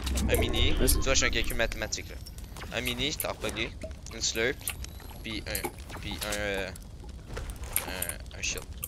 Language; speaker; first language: French; native; French